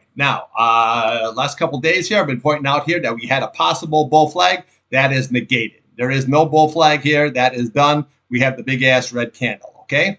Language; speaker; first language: English; native; English